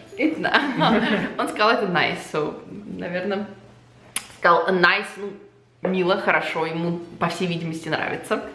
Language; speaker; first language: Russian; native; Russian